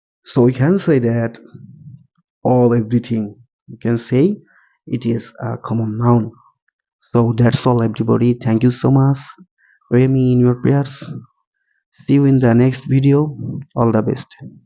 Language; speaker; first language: English; non-native, local second language; Bangla